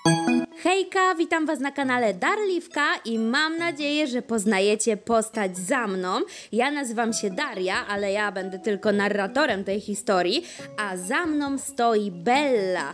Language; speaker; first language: Polish; native; Polish